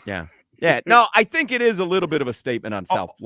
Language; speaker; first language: English; native; English